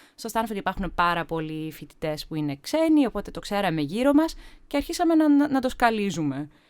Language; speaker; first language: Greek; early bilingual, heritage; Greek